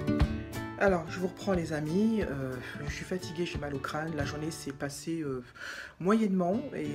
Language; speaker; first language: French; native; French